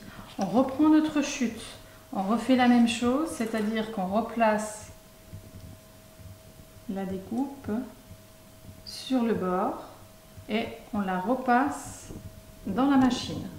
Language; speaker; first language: French; native; French